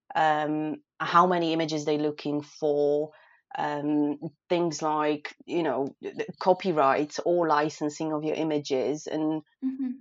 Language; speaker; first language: English; non-native, fluent; Polish